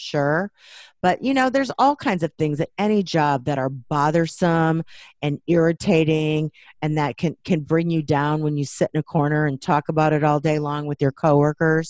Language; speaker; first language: English; native; English